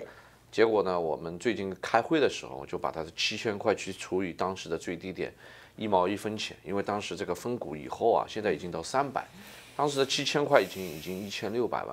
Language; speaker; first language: Chinese; native; Chinese